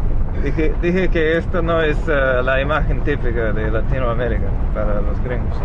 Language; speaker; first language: Spanish; non-native, fluent; English